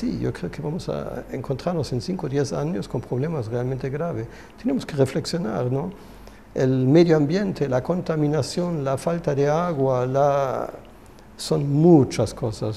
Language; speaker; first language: Spanish; non-native, fluent; German